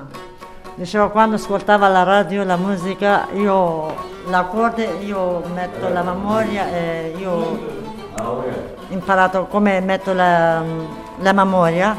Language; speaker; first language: Italian; non-native, learner; Kurdish